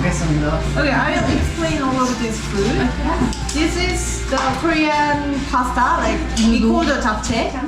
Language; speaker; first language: English; non-native, learner; Korean